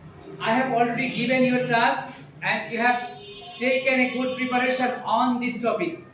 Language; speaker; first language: English; non-native, learner; Bangla